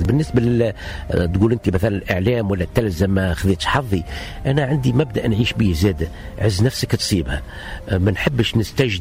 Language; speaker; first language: Arabic; native; Arabic